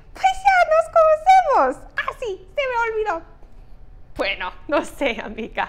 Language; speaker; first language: Spanish; non-native, fluent; English